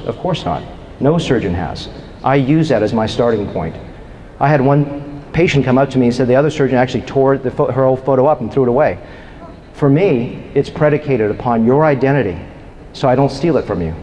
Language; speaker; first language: English; native; English